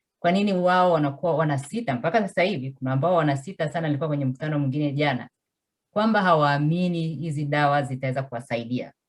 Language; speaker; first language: Swahili; native; Swahili